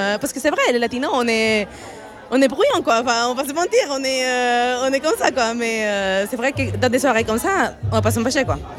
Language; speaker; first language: French; non-native, fluent; Spanish